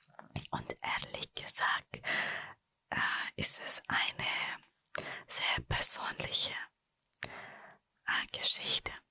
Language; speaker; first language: German; non-native, fluent; Russian